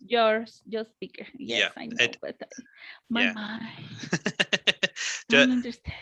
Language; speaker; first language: English; non-native, learner; Spanish